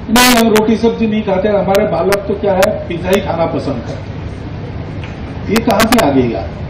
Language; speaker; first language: Hindi; non-native, local second language; Marathi